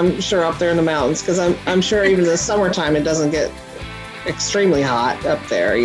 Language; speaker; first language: English; native; English